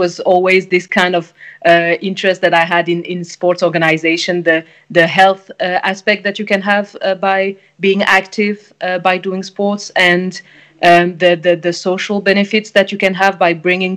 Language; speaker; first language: English; non-native, fluent; French